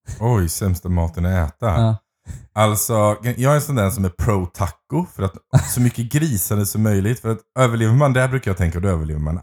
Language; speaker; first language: Swedish; native; Swedish